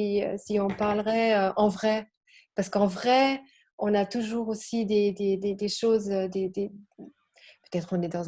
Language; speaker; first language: French; non-native, learner; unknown